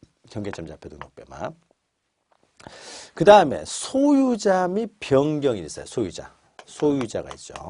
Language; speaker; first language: Korean; native; Korean